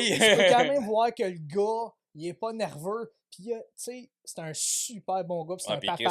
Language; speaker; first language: French; native; French